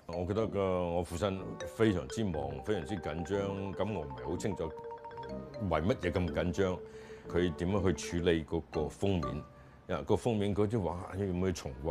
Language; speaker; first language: Chinese; native; Chinese